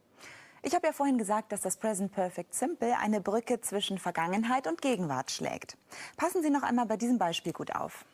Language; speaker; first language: German; native; German